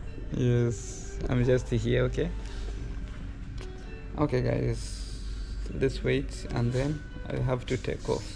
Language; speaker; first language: English; non-native, fluent; Rundi